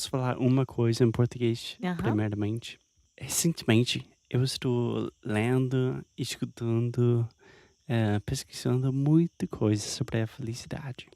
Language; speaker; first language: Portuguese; non-native, fluent; English